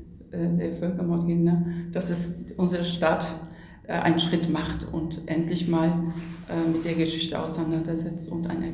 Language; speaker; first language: German; non-native, fluent; Turkish